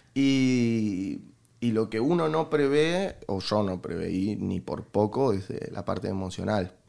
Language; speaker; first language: Spanish; native; Spanish